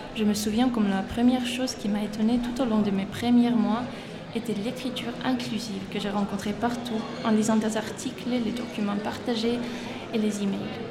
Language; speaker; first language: French; non-native, fluent; Estonian